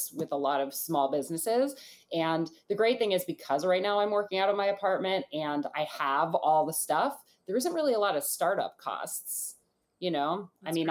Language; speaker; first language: English; native; English